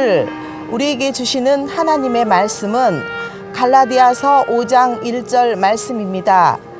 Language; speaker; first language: Korean; native; Korean